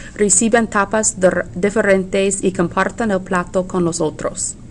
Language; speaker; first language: Spanish; non-native, fluent; English